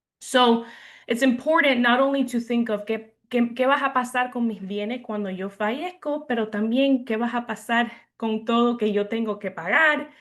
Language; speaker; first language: Spanish; early bilingual, heritage; English